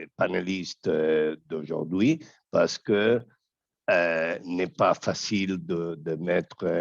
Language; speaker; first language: French; non-native, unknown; Spanish